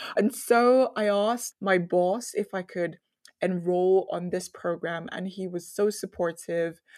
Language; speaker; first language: English; non-native, local second language; Yoruba